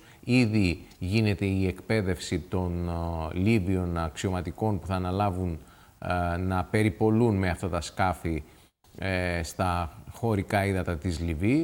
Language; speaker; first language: Greek; native; Greek